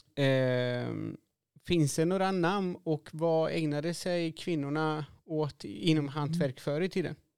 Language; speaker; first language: Swedish; non-native, fluent; Spanish